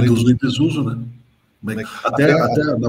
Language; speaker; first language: Portuguese; native; Portuguese